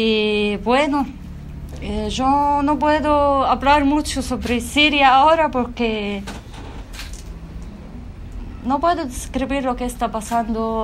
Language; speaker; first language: Spanish; non-native, fluent; Arabic